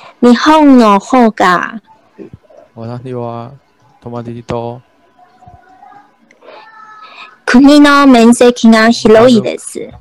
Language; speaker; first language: Japanese; non-native, learner; Chinese